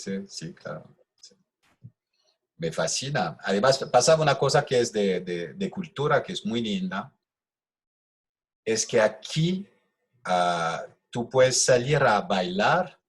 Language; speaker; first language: Spanish; non-native, fluent; French